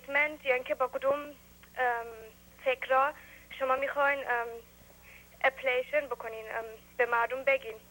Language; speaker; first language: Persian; early bilingual, heritage; English